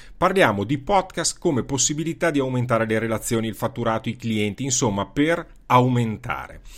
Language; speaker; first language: Italian; native; Italian